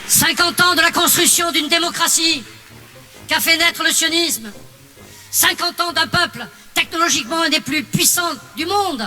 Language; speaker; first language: French; native; French